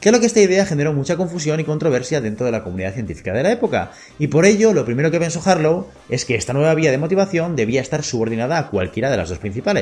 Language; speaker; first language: Spanish; native; Spanish